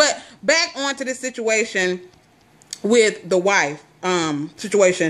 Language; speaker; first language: English; native; English